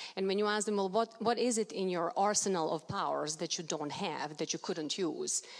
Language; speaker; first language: English; non-native, fluent; Serbian